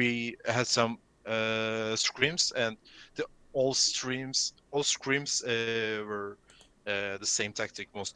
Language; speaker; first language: English; non-native, learner; Turkish